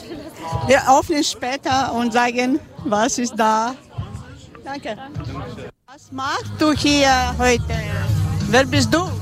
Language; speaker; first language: German; non-native, learner; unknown